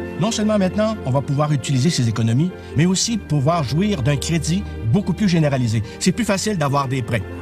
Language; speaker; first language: French; native; French